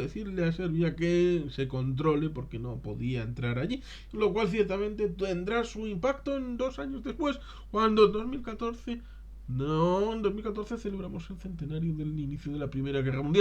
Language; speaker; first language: Spanish; native; Spanish